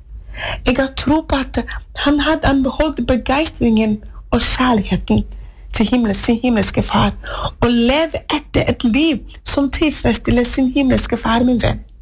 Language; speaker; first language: Norwegian; non-native, fluent; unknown